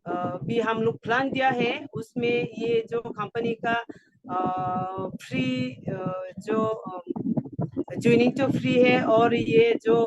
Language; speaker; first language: Hindi; non-native, local second language; Garo